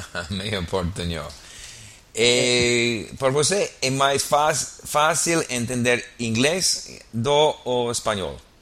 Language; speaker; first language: Portuguese; non-native, learner; English